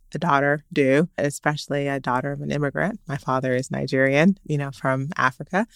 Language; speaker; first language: English; native; English